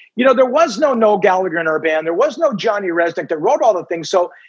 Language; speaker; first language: English; native; English